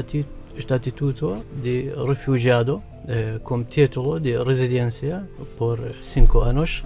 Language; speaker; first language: Portuguese; non-native, fluent; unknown